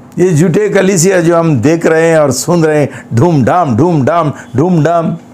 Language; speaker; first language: Hindi; non-native, local second language; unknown